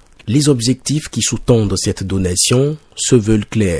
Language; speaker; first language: French; native; French